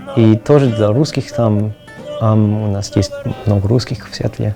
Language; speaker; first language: Russian; non-native, learner; English